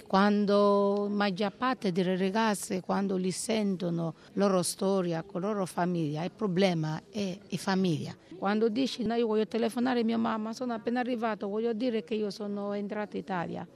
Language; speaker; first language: Italian; non-native, learner; English